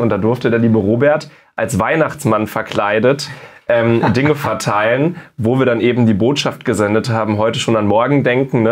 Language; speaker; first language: German; native; German